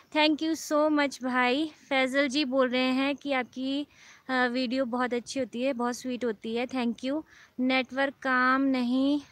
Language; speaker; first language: Hindi; native; Hindi